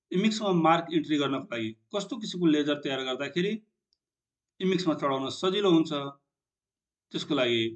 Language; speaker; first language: Nepali; non-native, local second language; Maithili